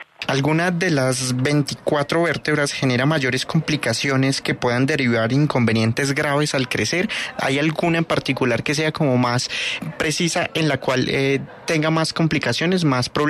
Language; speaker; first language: Spanish; native; Spanish